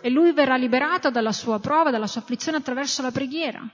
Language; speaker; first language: Italian; native; Italian